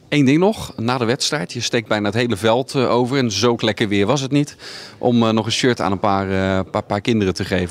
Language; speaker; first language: Dutch; native; Dutch